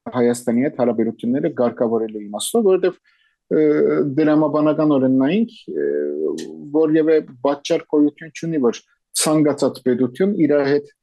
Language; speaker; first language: Armenian; early bilingual, heritage; Armenian